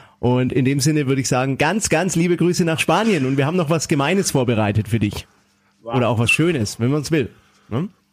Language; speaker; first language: German; native; German